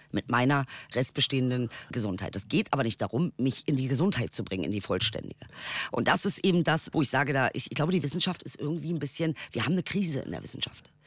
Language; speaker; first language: German; early bilingual, other home language; Turkish